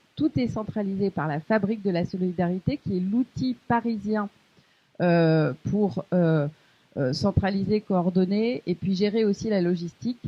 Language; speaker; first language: French; native; French